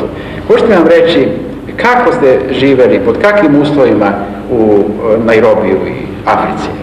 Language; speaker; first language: Bosnian; native; Bosnian